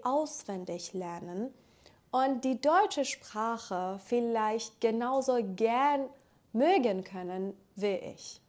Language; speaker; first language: German; native; German